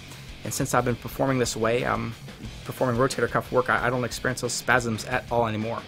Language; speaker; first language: English; native; English